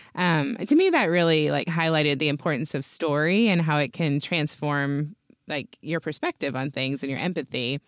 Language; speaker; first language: English; native; English